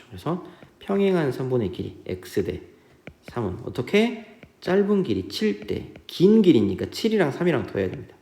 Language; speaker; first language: Korean; native; Korean